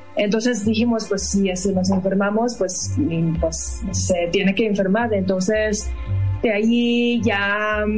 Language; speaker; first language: Spanish; non-native, fluent; Chinese